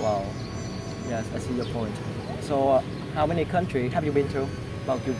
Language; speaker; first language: English; non-native, learner; Vietnamese